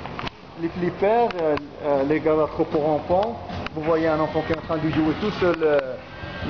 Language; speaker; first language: French; non-native, local second language; Arabic